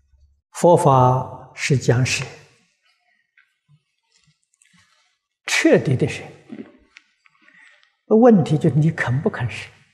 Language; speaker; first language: Chinese; native; Chinese